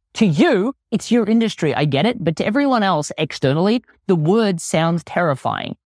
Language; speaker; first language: English; native; English